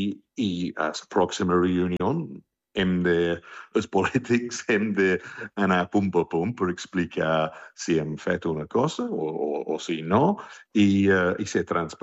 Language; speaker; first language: Catalan; non-native, fluent; English